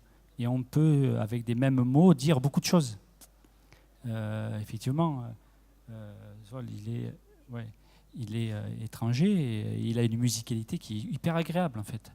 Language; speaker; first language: French; native; French